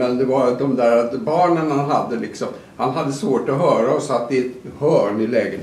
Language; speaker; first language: Swedish; native; Swedish